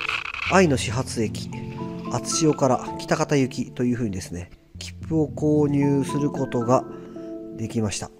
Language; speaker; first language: Japanese; native; Japanese